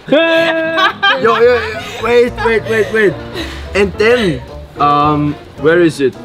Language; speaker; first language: English; non-native, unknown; German